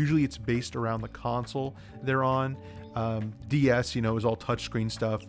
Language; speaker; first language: English; native; English